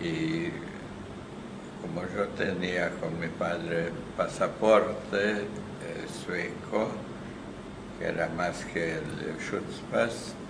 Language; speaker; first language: Spanish; non-native, fluent; Hungarian